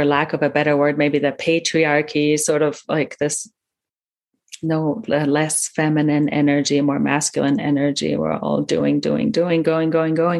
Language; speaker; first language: English; non-native, fluent; German